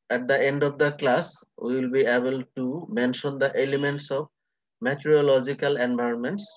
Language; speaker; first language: English; non-native, local second language; Bangla